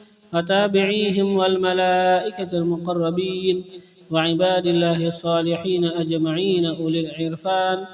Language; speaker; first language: Arabic; non-native, fluent; Indonesian